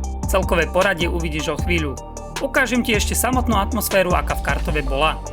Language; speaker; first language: Slovak; native; Slovak